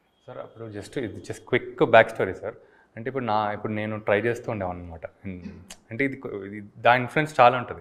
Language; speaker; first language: Telugu; native; Telugu